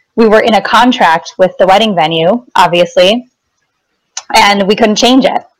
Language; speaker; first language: English; native; English